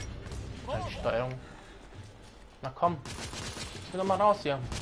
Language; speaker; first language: German; native; German